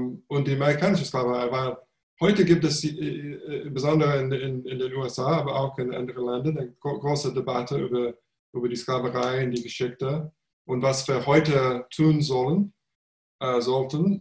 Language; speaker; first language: German; non-native, fluent; English